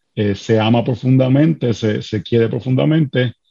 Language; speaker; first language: Spanish; native; Spanish